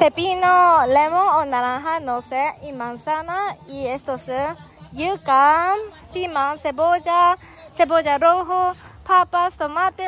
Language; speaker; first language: Spanish; non-native, learner; Japanese